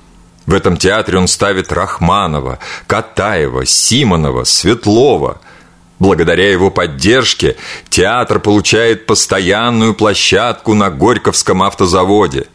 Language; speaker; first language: Russian; native; Russian